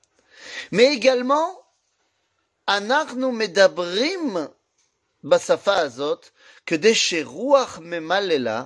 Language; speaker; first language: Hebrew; non-native, fluent; French